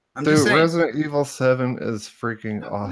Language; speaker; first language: English; native; English